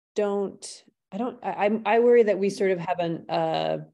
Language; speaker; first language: English; native; English